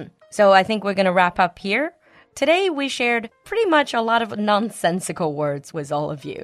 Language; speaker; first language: English; non-native, fluent; Chinese